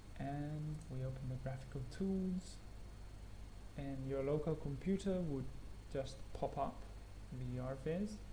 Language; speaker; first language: English; non-native, fluent; Spanish